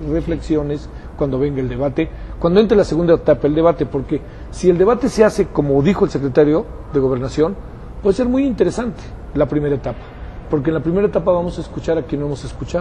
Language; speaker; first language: Spanish; native; Spanish